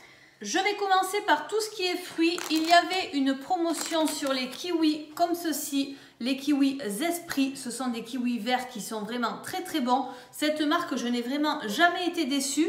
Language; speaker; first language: French; native; French